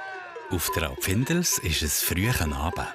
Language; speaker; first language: German; native; German